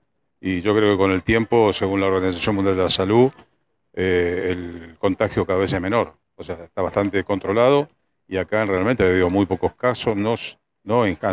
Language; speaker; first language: Spanish; native; Spanish